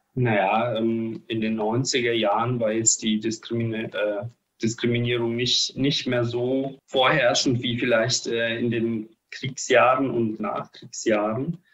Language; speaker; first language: German; early bilingual, other home language; Russian